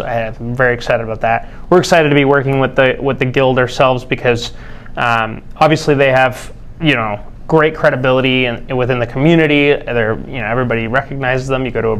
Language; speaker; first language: English; non-native, fluent; Spanish